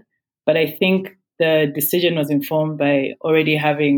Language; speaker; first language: English; non-native, local second language; Ganda